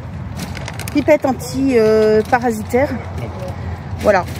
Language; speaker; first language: French; native; French